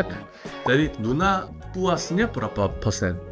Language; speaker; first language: Indonesian; non-native, fluent; Korean